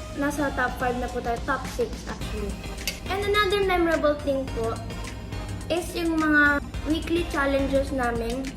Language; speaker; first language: Filipino; non-native, local second language; Cebuano